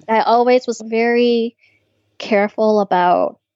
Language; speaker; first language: English; native; English